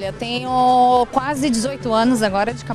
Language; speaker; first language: Portuguese; native; Portuguese